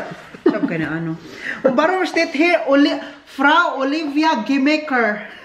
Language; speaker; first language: German; non-native, learner; Filipino